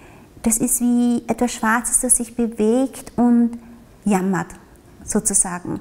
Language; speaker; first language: German; early bilingual, other home language; Vietnamese